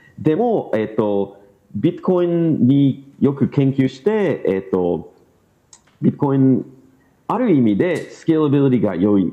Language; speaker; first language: Japanese; non-native, learner; English